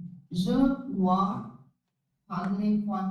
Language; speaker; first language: French; non-native, learner; Hindi